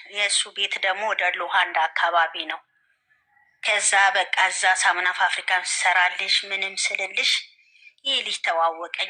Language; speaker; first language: Amharic; native; Amharic